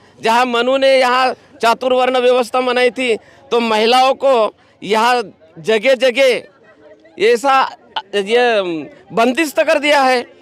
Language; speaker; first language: Hindi; non-native, local second language; Marathi